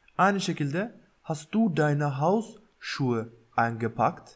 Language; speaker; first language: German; non-native, fluent; Turkish